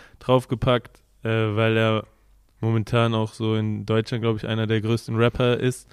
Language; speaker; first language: German; native; German